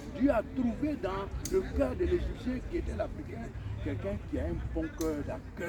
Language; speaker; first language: French; non-native, local second language; Baoulé